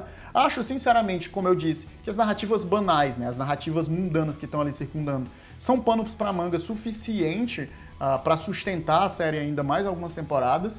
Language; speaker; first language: Portuguese; native; Portuguese